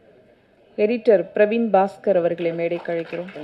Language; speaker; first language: Tamil; native; Tamil